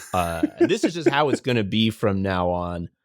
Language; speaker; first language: English; native; English